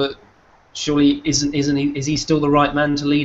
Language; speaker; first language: English; native; English